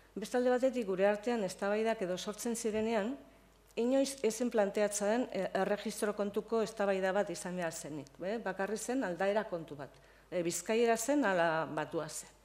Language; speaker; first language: Basque; native; Basque